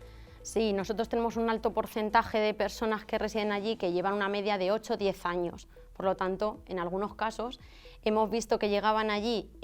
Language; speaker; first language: Spanish; native; Spanish